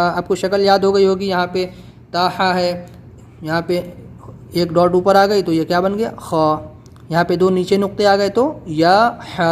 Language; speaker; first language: Urdu; native; Urdu